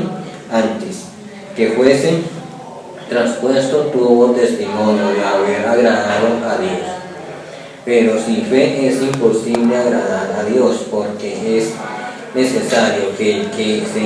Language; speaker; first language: Spanish; native; Spanish